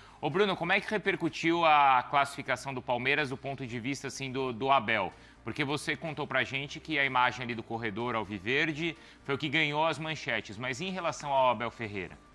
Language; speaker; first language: Portuguese; native; Portuguese